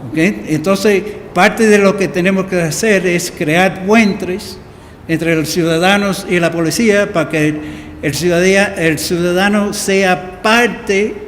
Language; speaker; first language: Spanish; early bilingual, heritage; Spanish